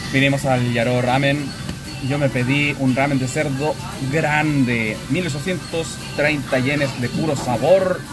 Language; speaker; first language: Spanish; native; Spanish